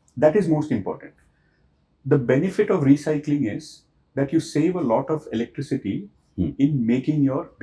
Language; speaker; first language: English; non-native, local second language; Hindi